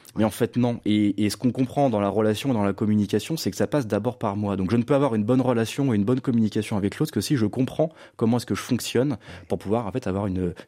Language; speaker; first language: French; native; French